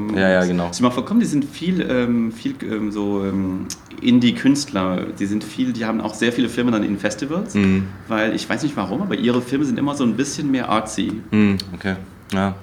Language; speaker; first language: German; non-native, local second language; Luxembourgish